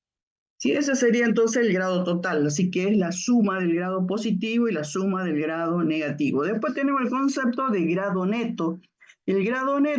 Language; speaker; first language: Spanish; native; Spanish